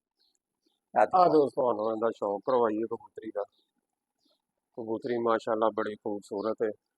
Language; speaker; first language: Hindi; non-native, local second language; Punjabi